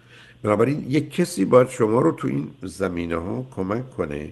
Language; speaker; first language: Persian; native; Persian